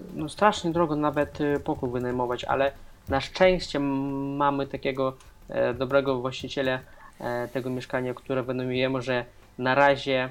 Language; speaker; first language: Polish; non-native, fluent; Russian